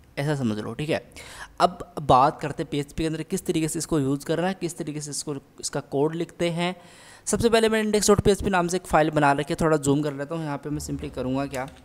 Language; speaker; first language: Hindi; native; Hindi